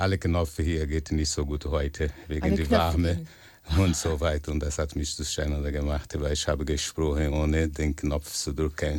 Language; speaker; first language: German; non-native, fluent; Portuguese